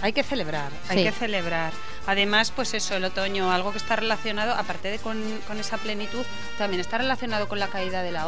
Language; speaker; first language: Spanish; native; Spanish